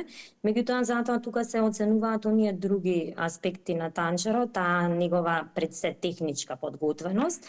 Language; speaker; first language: Macedonian; native; Macedonian